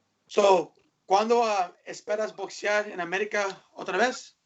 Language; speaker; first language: Spanish; early bilingual, heritage; English